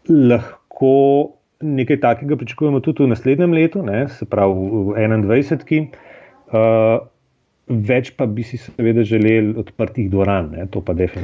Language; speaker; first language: Slovenian; native; Slovenian